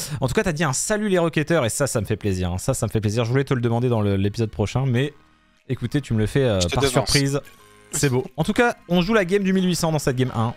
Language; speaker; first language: French; native; French